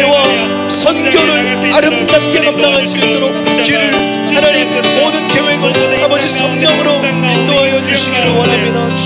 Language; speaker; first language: Korean; native; Korean